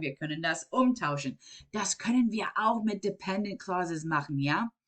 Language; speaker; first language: German; non-native, fluent; English